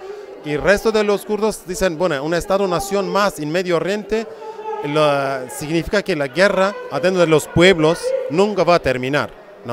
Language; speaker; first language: Spanish; non-native, fluent; Kurdish